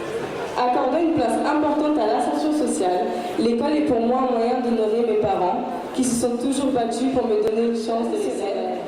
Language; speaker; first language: French; early bilingual, other home language; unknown